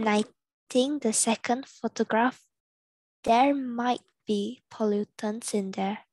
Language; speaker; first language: English; non-native, learner; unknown